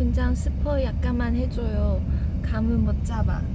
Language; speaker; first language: Korean; non-native, fluent; Chinese